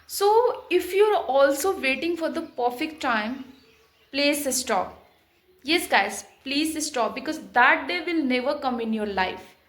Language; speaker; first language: English; non-native, fluent; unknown